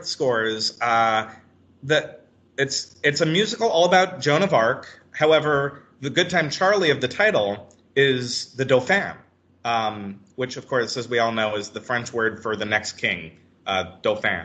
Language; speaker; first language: English; native; English